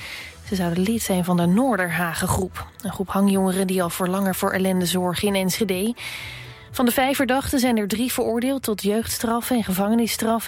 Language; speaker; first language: Dutch; native; Dutch